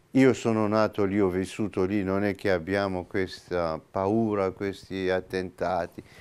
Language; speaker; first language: Italian; non-native, fluent; Turkish